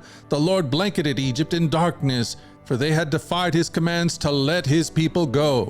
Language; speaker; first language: English; native; English